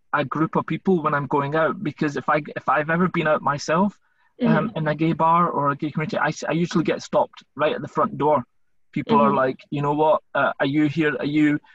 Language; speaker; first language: English; native; English